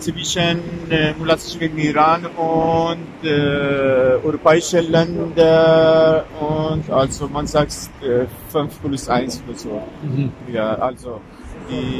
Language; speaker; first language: German; non-native, fluent; Persian